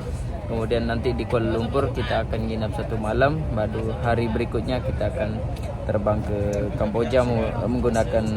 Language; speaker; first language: Indonesian; non-native, local second language; Sasak